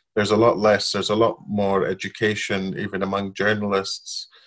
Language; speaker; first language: English; non-native, fluent; Arabic